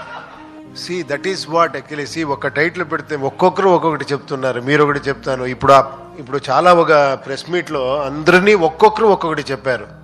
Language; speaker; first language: Telugu; non-native, fluent; Kannada